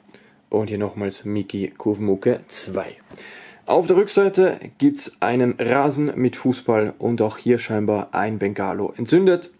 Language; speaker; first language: German; native; German